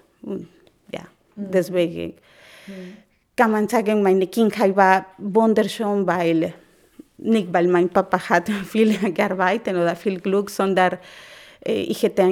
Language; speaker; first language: German; non-native, learner; Spanish